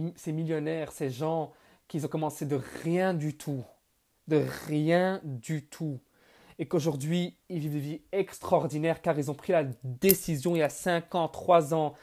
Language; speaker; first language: French; native; French